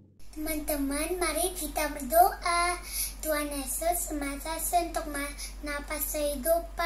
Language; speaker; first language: Indonesian; native; Indonesian